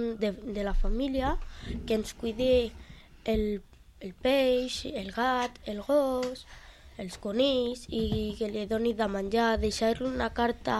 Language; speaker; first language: Catalan; non-native, local second language; Spanish